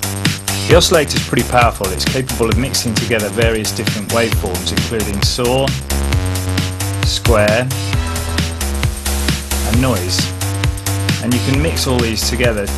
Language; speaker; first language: English; native; English